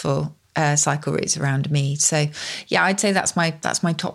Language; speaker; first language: English; native; English